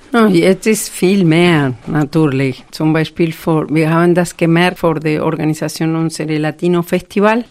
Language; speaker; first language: German; non-native, fluent; Spanish